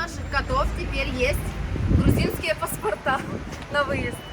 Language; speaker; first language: Russian; native; Russian